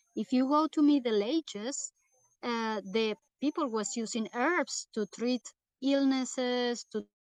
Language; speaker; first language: English; non-native, fluent; Portuguese